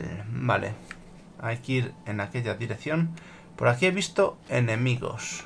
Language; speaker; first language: Spanish; native; Spanish